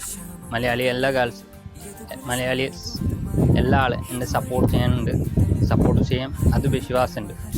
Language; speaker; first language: Malayalam; non-native, learner; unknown